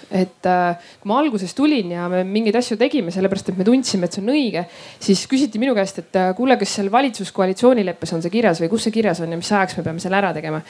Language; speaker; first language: Estonian; native; Estonian